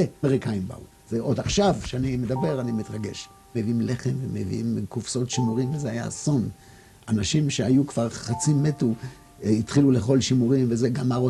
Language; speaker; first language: Hebrew; non-native, fluent; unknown